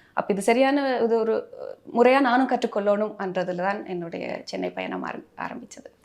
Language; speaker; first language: Tamil; early bilingual, heritage; Tamil